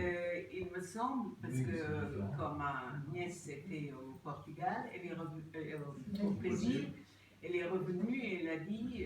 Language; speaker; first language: French; non-native, fluent; Portuguese